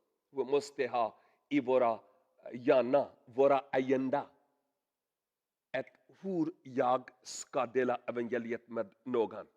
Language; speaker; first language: Swedish; non-native, learner; Urdu